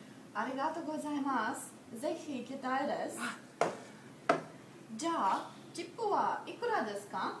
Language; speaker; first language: Japanese; non-native, learner; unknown